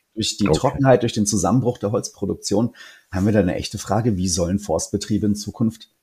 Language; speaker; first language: German; native; German